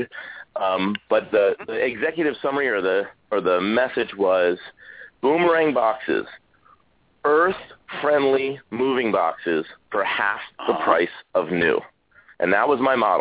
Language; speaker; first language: English; native; English